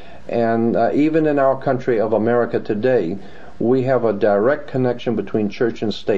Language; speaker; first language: English; native; English